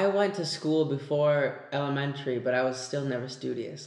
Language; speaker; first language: English; native; English